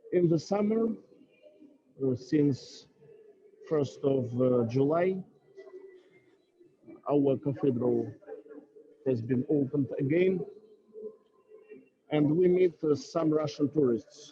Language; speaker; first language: English; non-native, learner; Russian